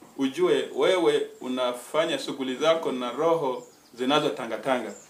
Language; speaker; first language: Swahili; native; Swahili